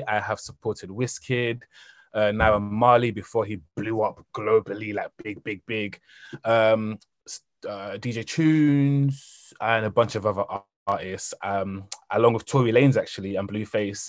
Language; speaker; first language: English; native; English